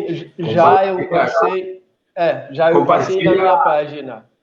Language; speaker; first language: Portuguese; non-native, local second language; Haitian Creole